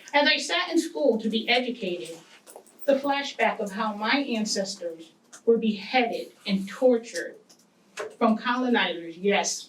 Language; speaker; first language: English; native; English